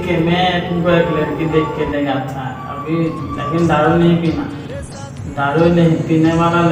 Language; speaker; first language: Hindi; non-native, local second language; Assamese